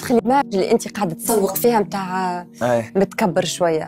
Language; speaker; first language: Arabic; native; Arabic